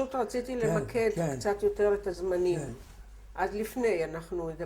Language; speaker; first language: Hebrew; native; Hebrew